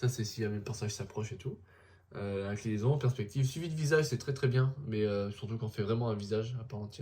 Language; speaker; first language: French; native; French